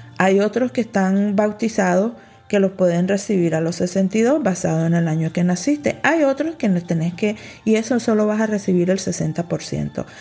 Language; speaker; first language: Spanish; early bilingual, heritage; Spanish